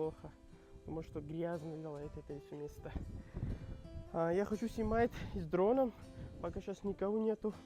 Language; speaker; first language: Russian; non-native, learner; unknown